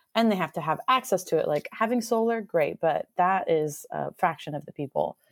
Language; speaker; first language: English; native; English